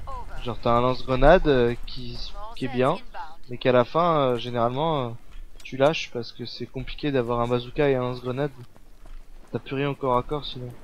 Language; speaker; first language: French; native; French